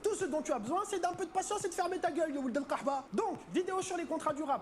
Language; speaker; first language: French; native; French